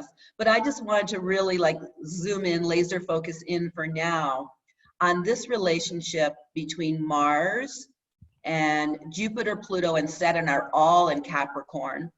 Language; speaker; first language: English; native; English